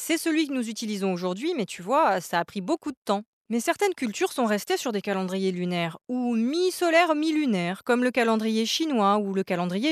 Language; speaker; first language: French; native; French